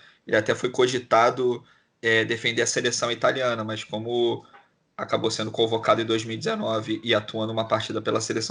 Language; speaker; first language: Portuguese; native; Portuguese